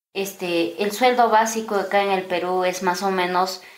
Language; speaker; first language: Spanish; native; Spanish